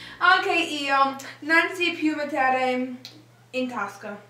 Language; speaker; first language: Italian; non-native, learner; English